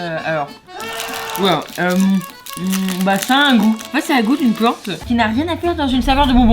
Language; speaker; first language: French; native; French